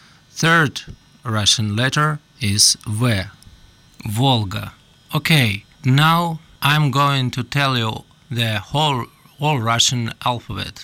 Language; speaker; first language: English; non-native, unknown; Russian